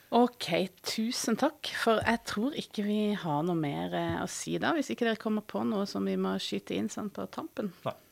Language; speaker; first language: Norwegian; native; Norwegian